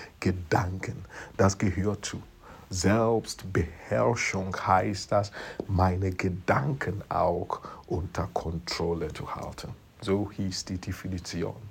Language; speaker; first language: German; non-native, fluent; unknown